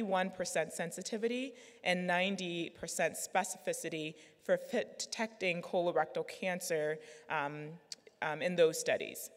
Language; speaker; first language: English; native; English